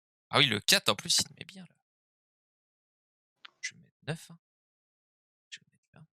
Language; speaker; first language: French; native; French